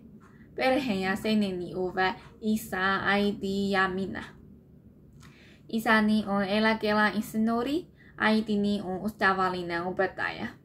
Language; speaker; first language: Finnish; non-native, learner; Burmese